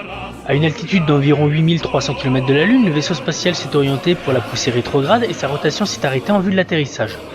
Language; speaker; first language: French; native; French